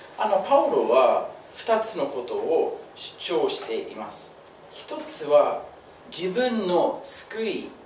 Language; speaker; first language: Japanese; non-native, fluent; English